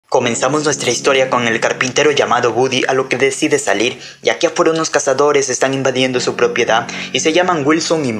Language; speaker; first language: Spanish; native; Spanish